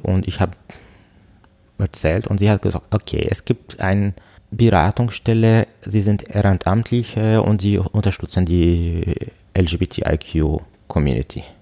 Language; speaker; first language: German; non-native, learner; Arabic